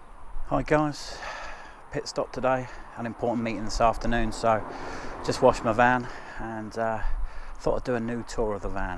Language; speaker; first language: English; native; English